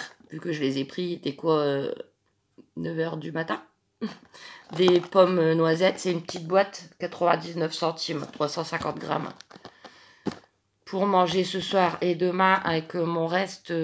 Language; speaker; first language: French; native; French